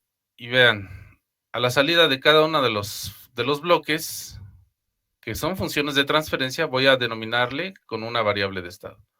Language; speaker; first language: Spanish; native; Spanish